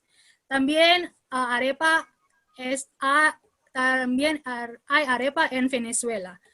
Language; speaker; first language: Spanish; non-native, learner; Indonesian